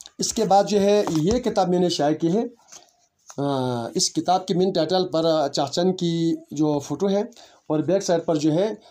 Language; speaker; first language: Urdu; non-native, local second language; Balti